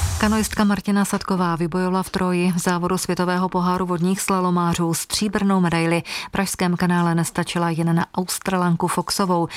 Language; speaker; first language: Czech; native; Czech